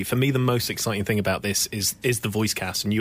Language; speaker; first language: English; native; English